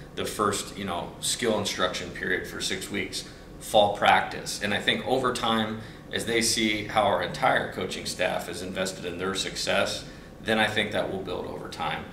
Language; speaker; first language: English; native; English